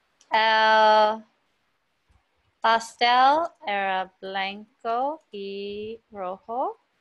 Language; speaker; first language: Spanish; non-native, fluent; English